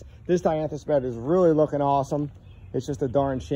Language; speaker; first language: English; native; English